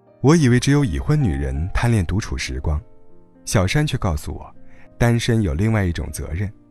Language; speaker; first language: Chinese; native; Chinese